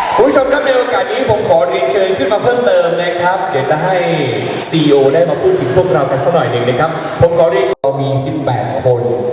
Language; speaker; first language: Thai; native; Thai